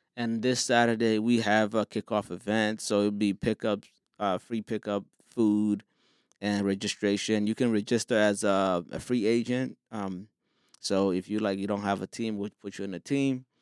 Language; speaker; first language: English; non-native, fluent; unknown